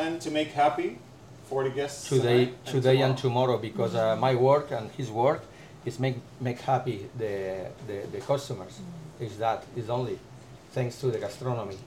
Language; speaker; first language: English; non-native, learner; Spanish